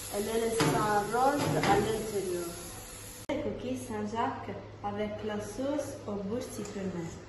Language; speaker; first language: French; non-native, learner; Italian